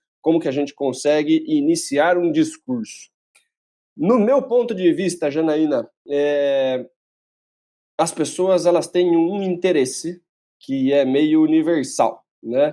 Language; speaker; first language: Portuguese; native; Portuguese